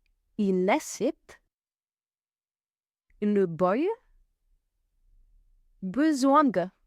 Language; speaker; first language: French; non-native, fluent; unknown